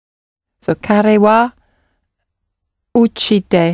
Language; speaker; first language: Japanese; non-native, learner; English